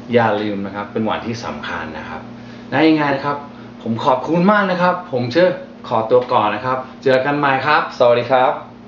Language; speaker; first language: Thai; non-native, fluent; English